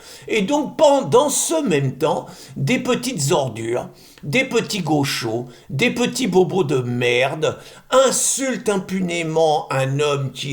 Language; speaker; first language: French; native; French